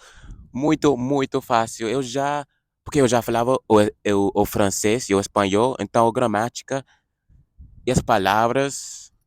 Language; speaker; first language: Portuguese; non-native, fluent; English